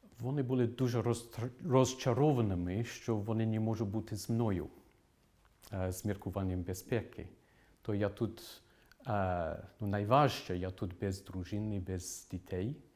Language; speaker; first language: Ukrainian; non-native, fluent; English